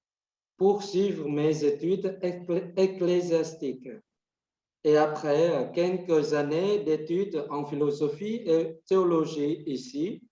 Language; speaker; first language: French; non-native, fluent; Vietnamese